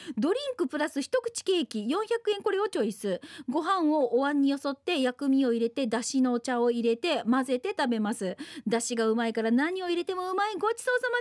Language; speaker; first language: Japanese; native; Japanese